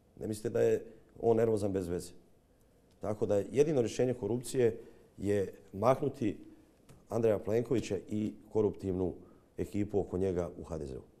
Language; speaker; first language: Croatian; native; Croatian